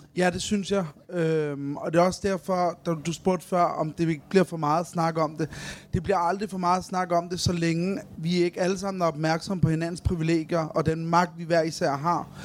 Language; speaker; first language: Danish; early bilingual, other home language; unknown